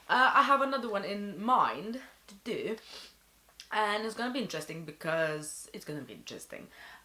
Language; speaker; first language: English; non-native, fluent; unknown